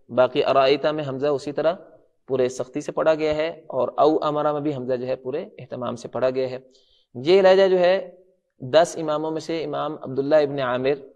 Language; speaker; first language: Urdu; non-native, local second language; Punjabi